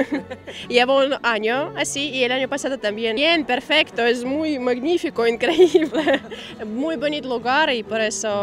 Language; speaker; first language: Spanish; non-native, learner; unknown